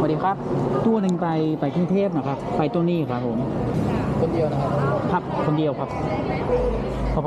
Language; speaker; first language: Thai; non-native, learner; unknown